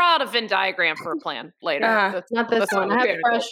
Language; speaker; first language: English; early bilingual, other home language; Spanish